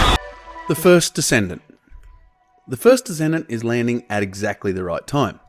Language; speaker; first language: English; native; English